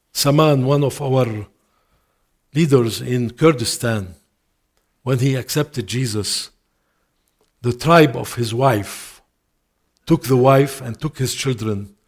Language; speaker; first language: English; non-native, fluent; Arabic